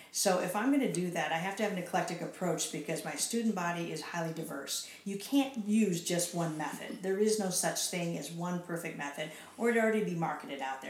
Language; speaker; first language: English; native; English